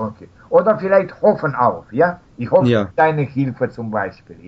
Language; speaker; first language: German; non-native, learner; Russian